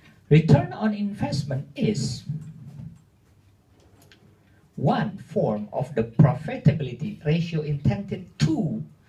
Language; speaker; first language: English; non-native, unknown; Indonesian